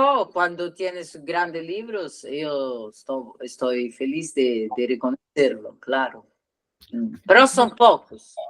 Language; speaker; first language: Spanish; non-native, learner; Italian